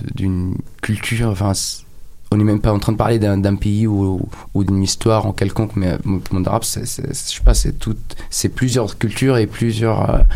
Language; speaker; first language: French; non-native, fluent; Arabic